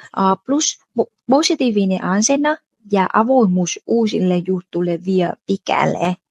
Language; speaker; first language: Finnish; non-native, fluent; Vietnamese